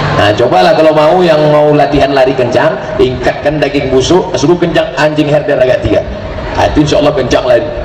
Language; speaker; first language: Indonesian; native; Indonesian